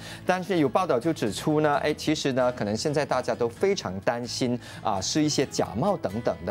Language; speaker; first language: Chinese; native; Chinese